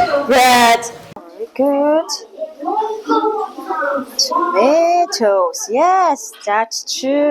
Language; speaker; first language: English; non-native, learner; Mongolian